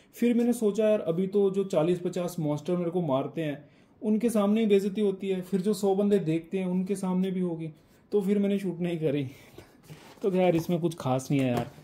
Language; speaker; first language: Hindi; non-native, local second language; Punjabi